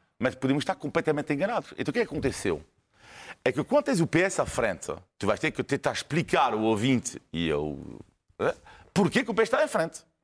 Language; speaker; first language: Portuguese; non-native, fluent; French